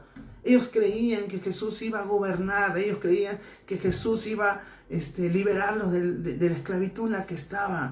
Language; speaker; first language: Spanish; native; Spanish